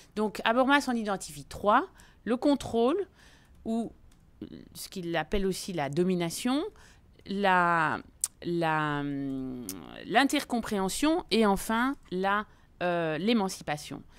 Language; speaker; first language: French; native; French